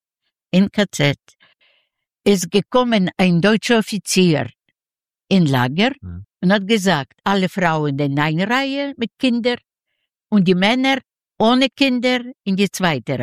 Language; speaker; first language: German; non-native, learner; Yiddish